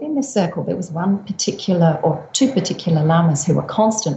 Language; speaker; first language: English; native; English